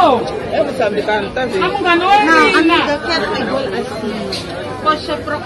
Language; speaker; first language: Portuguese; non-native, learner; Filipino